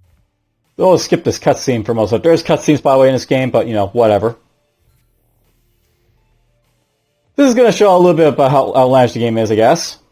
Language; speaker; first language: English; native; English